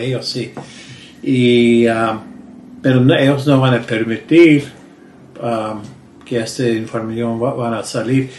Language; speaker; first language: Spanish; early bilingual, heritage; Spanish